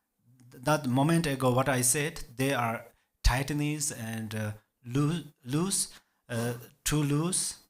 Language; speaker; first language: English; non-native, learner; Tibetan